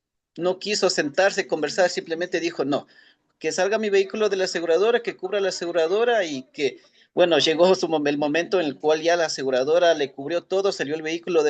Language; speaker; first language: Spanish; native; Spanish